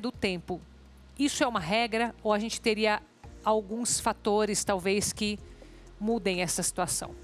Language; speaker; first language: Portuguese; native; Portuguese